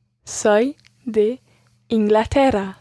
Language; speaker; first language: Spanish; non-native, learner; English